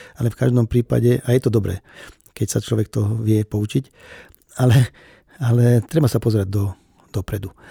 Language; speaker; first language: Slovak; non-native, local second language; Hungarian